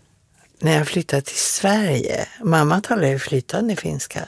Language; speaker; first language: Swedish; native; Swedish